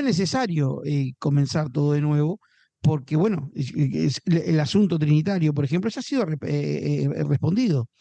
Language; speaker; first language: Spanish; native; Spanish